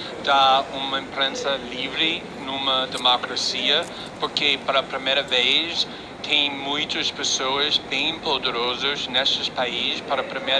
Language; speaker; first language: Portuguese; non-native, fluent; English